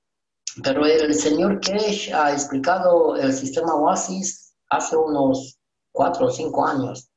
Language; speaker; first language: Spanish; non-native, learner; Romanian